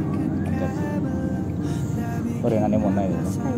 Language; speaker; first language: Japanese; non-native, fluent; Indonesian